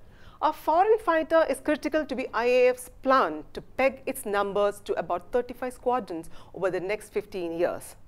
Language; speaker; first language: English; non-native, local second language; Malayalam